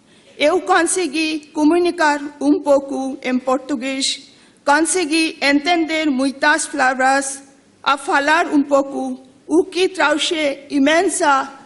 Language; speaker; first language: Portuguese; non-native, learner; Bangla